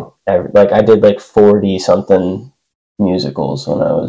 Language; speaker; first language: English; native; English